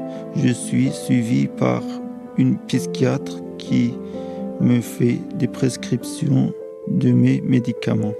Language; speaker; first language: French; early bilingual, other home language; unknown